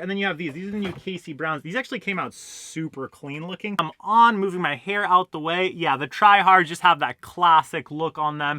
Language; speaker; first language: English; native; English